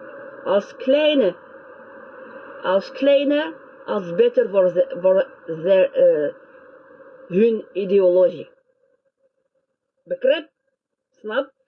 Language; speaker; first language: Dutch; non-native, learner; French